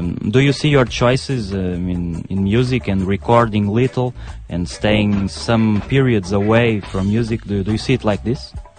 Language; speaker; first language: English; non-native, fluent; Portuguese